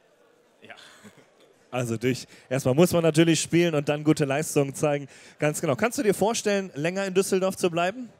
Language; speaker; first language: German; native; German